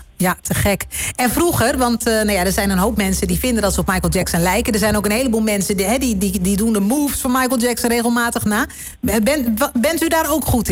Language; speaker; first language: Dutch; native; Dutch